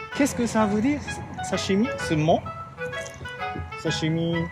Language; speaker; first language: French; non-native, learner; Japanese